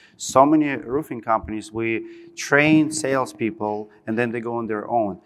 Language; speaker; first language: English; non-native, fluent; Russian